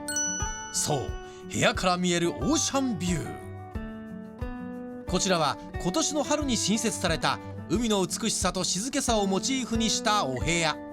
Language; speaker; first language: Japanese; native; Japanese